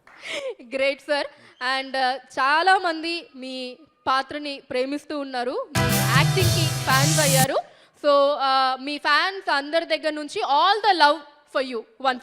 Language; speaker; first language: Telugu; native; Telugu